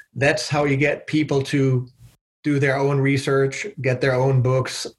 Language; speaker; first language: English; non-native, fluent; German